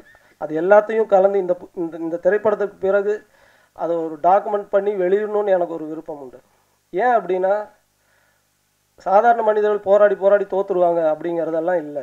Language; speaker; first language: Tamil; native; Tamil